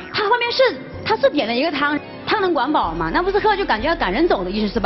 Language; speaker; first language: Chinese; native; Chinese